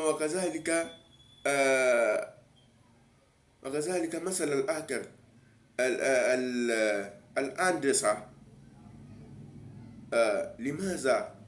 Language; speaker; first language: Arabic; non-native, learner; Yoruba